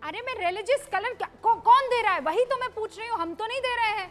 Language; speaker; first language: Hindi; native; Hindi